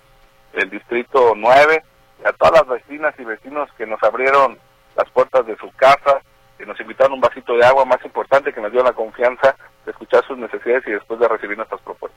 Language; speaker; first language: Spanish; native; Spanish